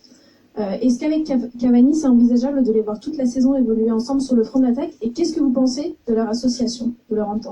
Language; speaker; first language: French; native; French